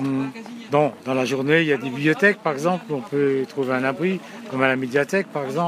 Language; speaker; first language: French; native; French